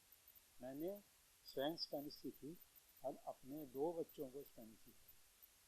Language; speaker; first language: Hindi; native; Hindi